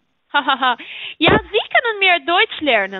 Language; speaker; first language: German; non-native, learner; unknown